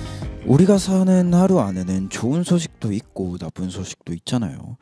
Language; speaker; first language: Korean; native; Korean